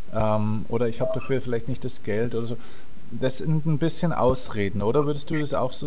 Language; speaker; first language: German; native; German